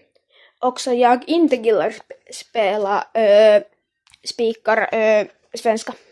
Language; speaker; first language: Swedish; non-native, local second language; Finnish